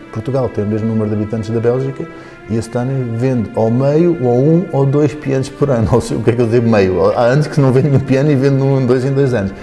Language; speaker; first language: Portuguese; native; Portuguese